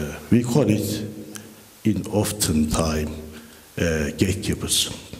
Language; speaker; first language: English; non-native, fluent; Turkish